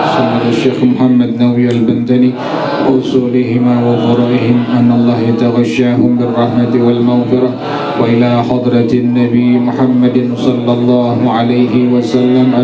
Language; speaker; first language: Arabic; non-native, fluent; Indonesian